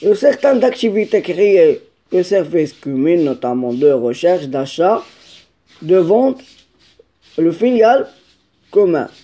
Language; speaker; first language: French; non-native, local second language; Arabic